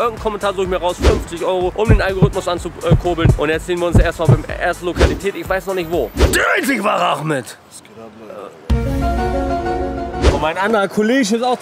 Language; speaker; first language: German; native; German